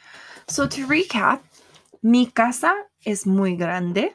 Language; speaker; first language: Spanish; non-native, fluent; English